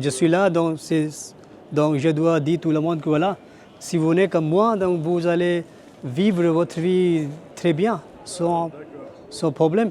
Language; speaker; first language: French; non-native, learner; Hindi